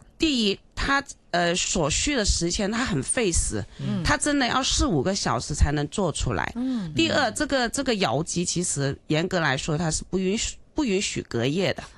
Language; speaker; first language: Chinese; non-native, local second language; Hakka Chinese